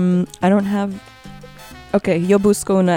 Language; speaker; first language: Spanish; non-native, learner; English